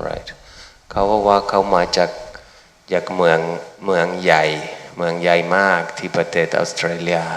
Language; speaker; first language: Thai; non-native, fluent; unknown